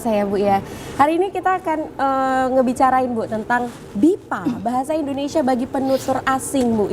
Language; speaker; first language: Indonesian; native; Indonesian